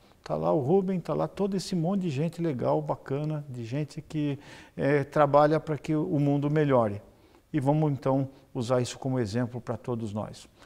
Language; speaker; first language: Portuguese; native; Portuguese